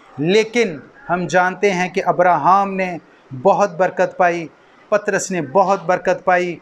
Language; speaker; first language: Urdu; non-native, local second language; Punjabi